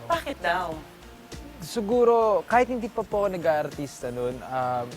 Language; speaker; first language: Filipino; native; Filipino